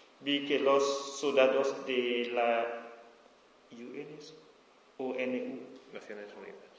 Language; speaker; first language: Spanish; non-native, learner; S'gaw Karen